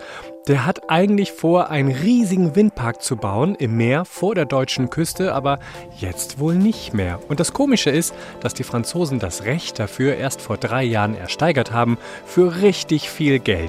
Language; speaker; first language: German; native; German